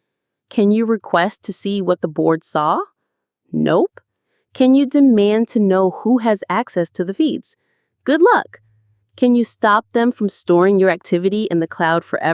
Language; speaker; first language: English; native; English